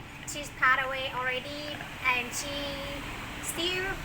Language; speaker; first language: English; non-native, learner; Thai